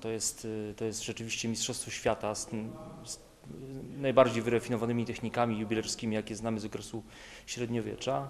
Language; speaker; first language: Polish; native; Polish